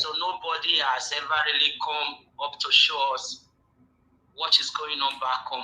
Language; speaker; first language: English; non-native, local second language; Bini